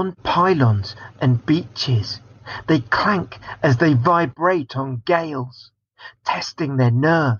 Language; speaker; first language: English; native; English